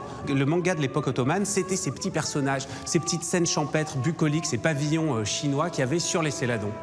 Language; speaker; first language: French; native; French